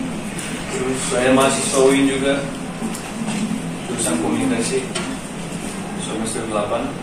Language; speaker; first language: Indonesian; non-native, fluent; Turkish